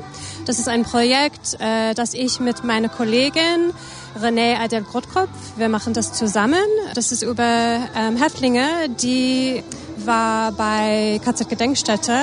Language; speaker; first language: German; non-native, learner; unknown